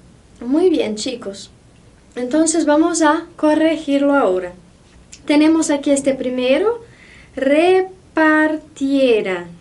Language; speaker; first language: Spanish; non-native, fluent; Portuguese